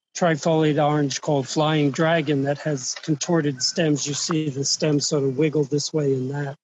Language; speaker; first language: English; native; English